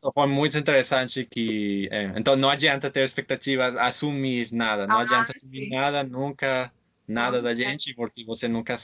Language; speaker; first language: Portuguese; non-native, fluent; English